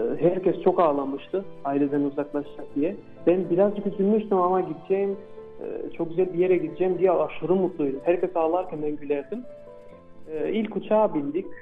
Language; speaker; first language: Turkish; non-native, fluent; Albanian